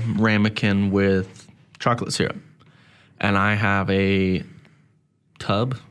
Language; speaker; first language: English; native; English